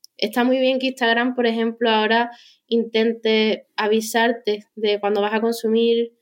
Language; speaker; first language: Spanish; native; Spanish